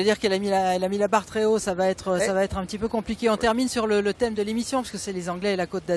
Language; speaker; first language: French; native; French